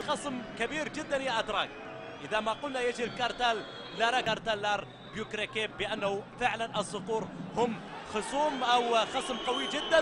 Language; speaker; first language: Arabic; native; Arabic